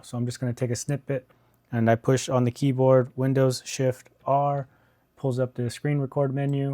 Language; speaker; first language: English; native; English